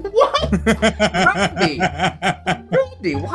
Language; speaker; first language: English; native; English